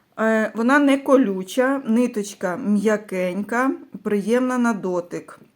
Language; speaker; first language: Ukrainian; native; Ukrainian